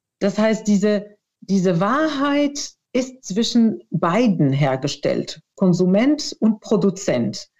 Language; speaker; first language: German; non-native, fluent; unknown